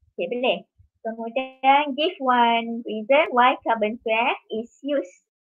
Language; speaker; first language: English; non-native, local second language; Malay